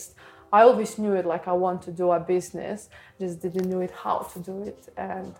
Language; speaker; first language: English; non-native, learner; Lithuanian